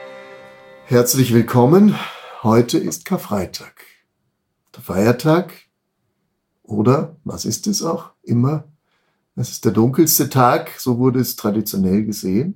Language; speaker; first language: German; native; German